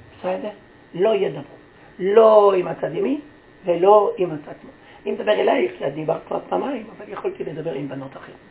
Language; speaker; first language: Hebrew; native; Hebrew